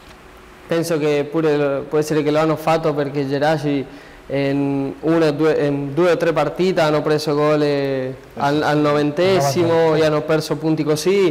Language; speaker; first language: Italian; non-native, learner; Spanish